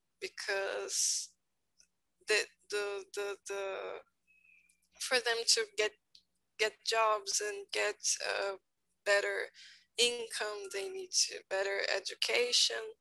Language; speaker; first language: English; non-native, fluent; Portuguese